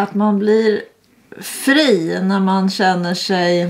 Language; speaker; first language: Swedish; native; Swedish